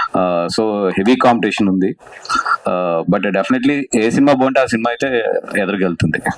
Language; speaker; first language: Telugu; native; Telugu